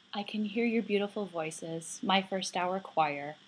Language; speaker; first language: English; native; English